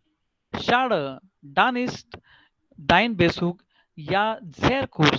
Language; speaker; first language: German; non-native, fluent; Marathi